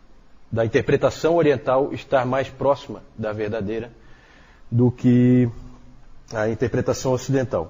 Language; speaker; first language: Portuguese; native; Portuguese